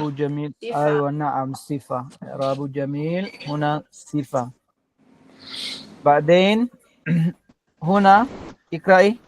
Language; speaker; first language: Arabic; non-native, fluent; Filipino